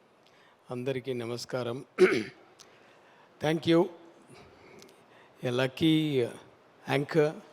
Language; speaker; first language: Telugu; non-native, learner; Tamil